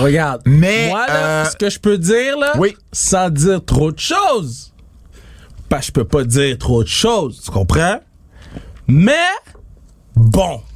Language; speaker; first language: French; native; French